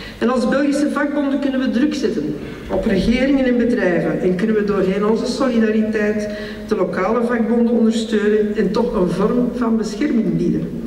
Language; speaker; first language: Dutch; native; Dutch